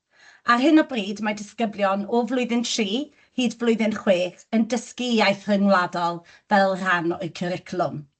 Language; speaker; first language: Welsh; native; Welsh